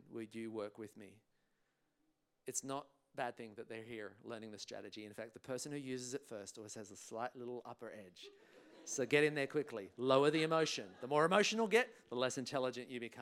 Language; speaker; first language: English; native; English